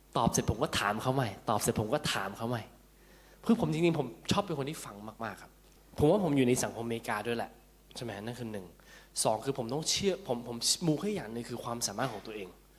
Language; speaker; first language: Thai; early bilingual, heritage; Thai